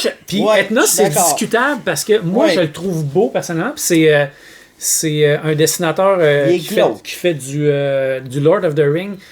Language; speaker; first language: French; native; French